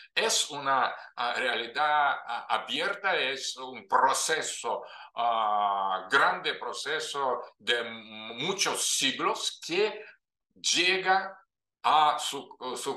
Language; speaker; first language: Spanish; non-native, fluent; Russian